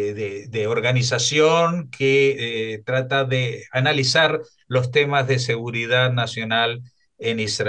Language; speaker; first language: Spanish; native; Spanish